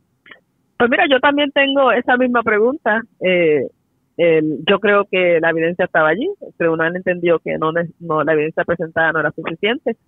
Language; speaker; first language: Spanish; native; Spanish